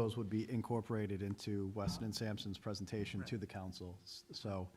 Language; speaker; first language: English; native; English